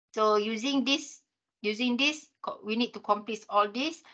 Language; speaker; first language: English; non-native, local second language; Malay